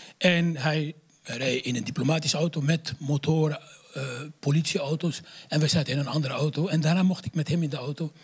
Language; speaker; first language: Dutch; non-native, fluent; Arabic